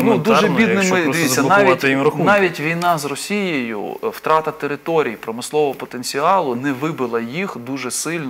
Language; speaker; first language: Ukrainian; native; Ukrainian